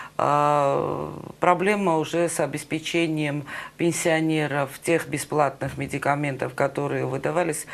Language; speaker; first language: Russian; non-native, local second language; Georgian